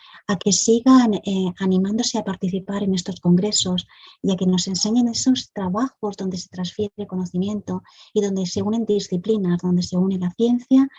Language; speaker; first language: Spanish; native; Spanish